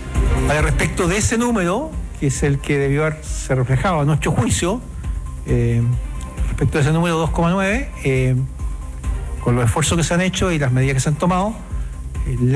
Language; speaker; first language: Spanish; native; Spanish